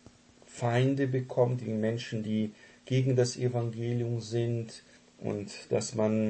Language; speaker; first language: German; non-native, fluent; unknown